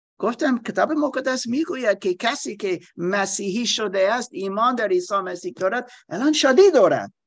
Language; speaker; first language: Persian; non-native, learner; German